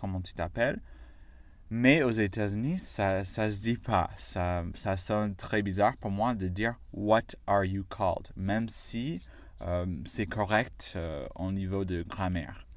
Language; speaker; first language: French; non-native, fluent; English